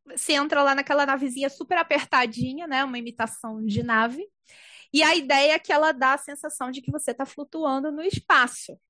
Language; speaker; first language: Portuguese; native; Portuguese